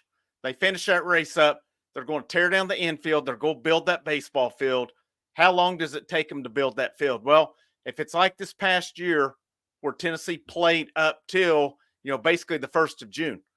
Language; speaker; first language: English; native; English